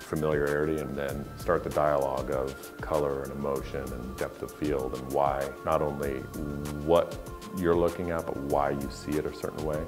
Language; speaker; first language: English; native; English